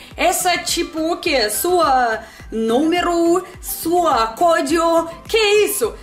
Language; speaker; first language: Portuguese; non-native, learner; Russian